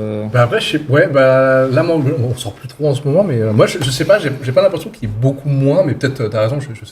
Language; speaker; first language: French; native; French